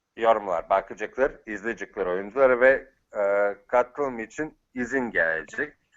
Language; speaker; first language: Turkish; non-native, fluent; Bosnian